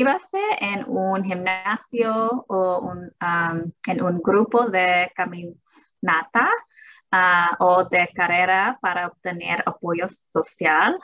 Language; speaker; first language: Spanish; early bilingual, heritage; English